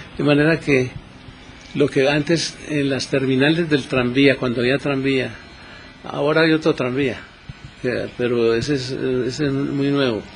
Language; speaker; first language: Spanish; native; Spanish